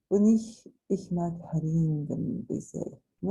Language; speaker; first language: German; non-native, fluent; Spanish